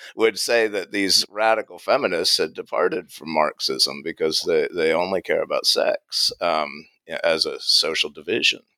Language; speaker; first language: English; native; English